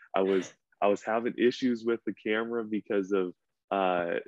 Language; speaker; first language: English; native; English